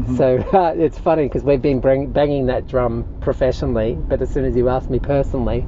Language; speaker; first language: English; native; English